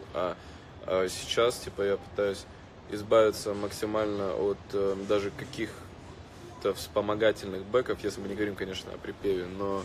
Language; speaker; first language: Russian; native; Russian